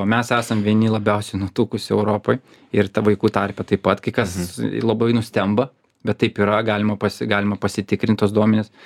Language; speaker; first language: Lithuanian; non-native, local second language; Russian